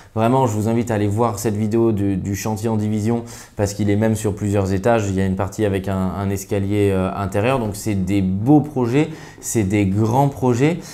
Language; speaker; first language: French; native; French